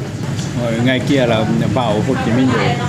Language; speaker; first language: Vietnamese; non-native, learner; Japanese